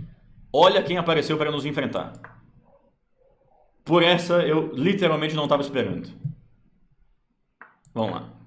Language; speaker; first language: Portuguese; native; Portuguese